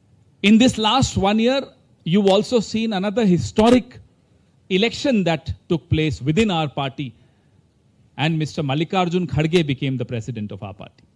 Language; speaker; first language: English; non-native, local second language; Hindi